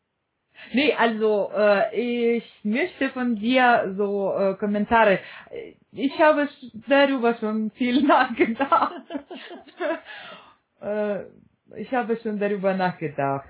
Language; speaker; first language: German; non-native, fluent; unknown